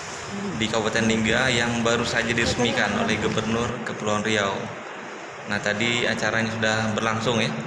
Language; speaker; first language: Indonesian; native; Indonesian